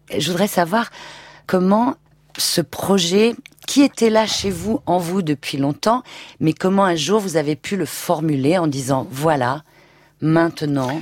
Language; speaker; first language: French; native; French